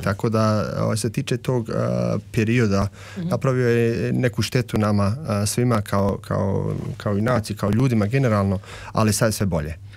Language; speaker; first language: Serbian; early bilingual, heritage; Serbian